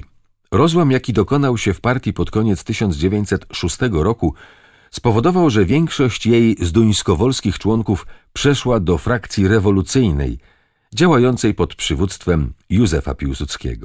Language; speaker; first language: Polish; native; Polish